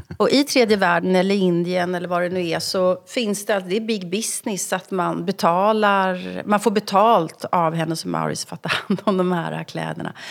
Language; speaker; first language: Swedish; native; Swedish